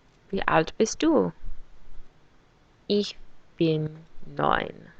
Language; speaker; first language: German; non-native, fluent; English